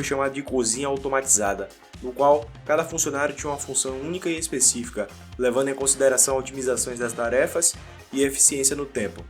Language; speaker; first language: Portuguese; native; Portuguese